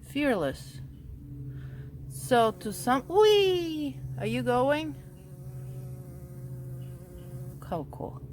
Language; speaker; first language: English; non-native, fluent; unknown